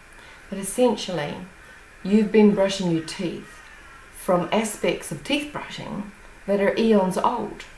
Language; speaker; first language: English; native; English